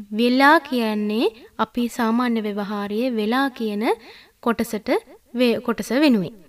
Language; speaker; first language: Sinhala; native; Sinhala